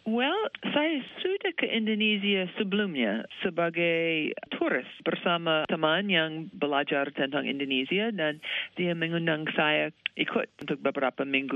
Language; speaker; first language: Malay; non-native, fluent; English